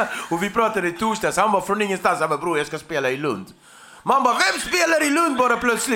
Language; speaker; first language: Swedish; native; Swedish